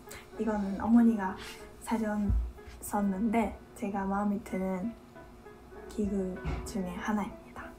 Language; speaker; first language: Korean; non-native, fluent; Japanese